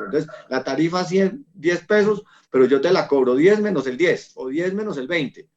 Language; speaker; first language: Spanish; native; Spanish